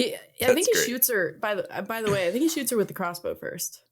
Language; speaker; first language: English; native; English